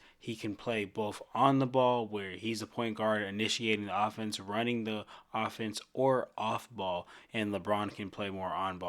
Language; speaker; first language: English; native; English